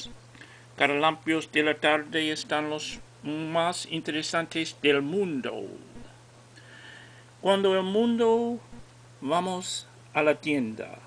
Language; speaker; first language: Spanish; non-native, learner; English